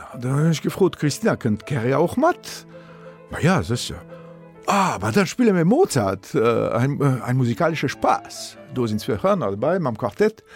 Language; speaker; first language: German; non-native, local second language; Luxembourgish